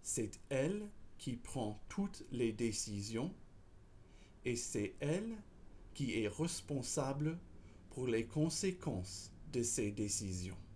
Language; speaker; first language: French; non-native, fluent; English